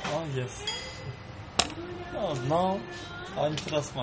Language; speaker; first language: English; non-native, learner; Turkish